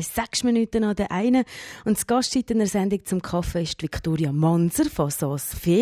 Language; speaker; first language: German; native; German